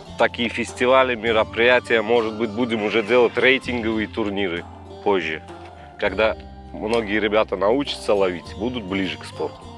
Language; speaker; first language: Russian; native; Russian